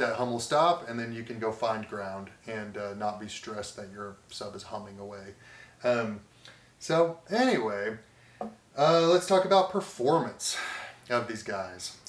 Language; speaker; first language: English; native; English